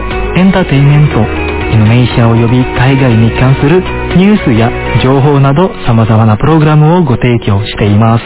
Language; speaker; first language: Japanese; non-native, fluent; Indonesian